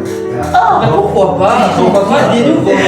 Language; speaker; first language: French; non-native, learner; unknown